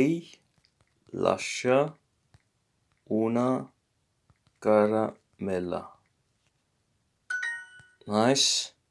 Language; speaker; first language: Italian; non-native, fluent; English